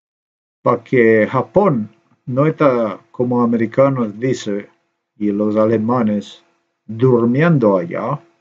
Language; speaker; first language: Spanish; non-native, learner; Slovenian